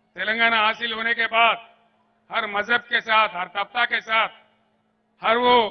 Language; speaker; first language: Hindi; non-native, local second language; Telugu